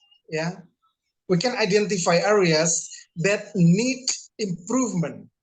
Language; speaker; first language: English; non-native, fluent; Indonesian